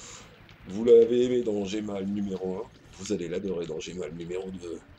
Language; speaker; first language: French; native; French